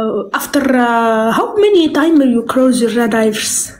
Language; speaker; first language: English; non-native, learner; Arabic